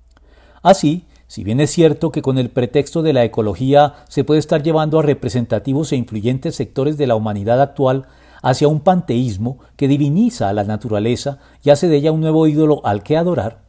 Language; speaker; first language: Spanish; native; Spanish